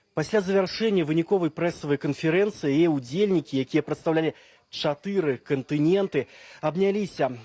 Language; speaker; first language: Belarusian; native; Belarusian